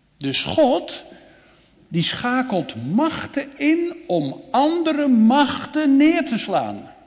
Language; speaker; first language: Dutch; native; Dutch